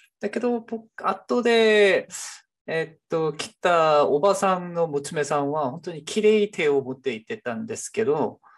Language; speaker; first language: Japanese; non-native, fluent; Korean